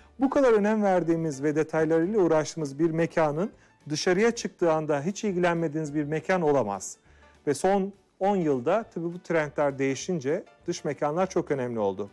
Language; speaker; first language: Turkish; native; Turkish